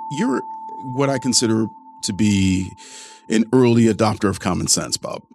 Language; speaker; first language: English; native; English